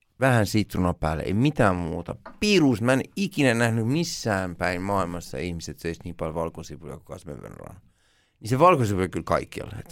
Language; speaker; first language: Finnish; early bilingual, other home language; Persian